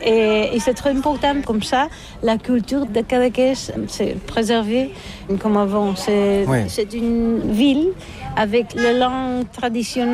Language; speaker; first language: French; non-native, learner; Catalan